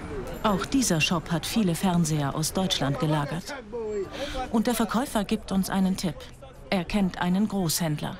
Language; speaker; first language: German; native; German